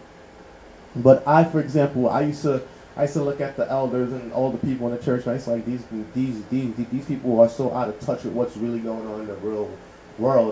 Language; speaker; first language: English; native; English